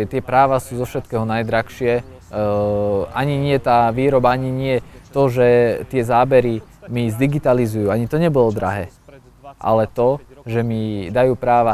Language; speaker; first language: Slovak; native; Slovak